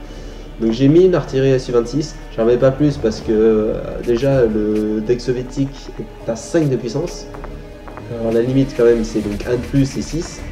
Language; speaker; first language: French; native; French